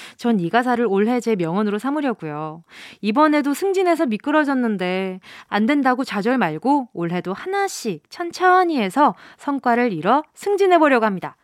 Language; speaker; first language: Korean; native; Korean